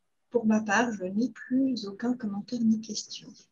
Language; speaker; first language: French; native; French